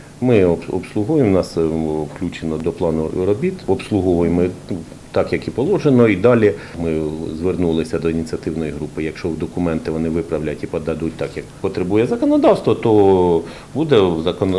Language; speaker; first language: Ukrainian; native; Ukrainian